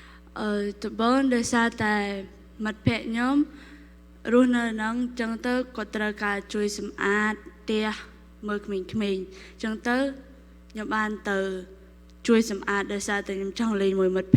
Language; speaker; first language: Khmer; non-native, local second language; Korean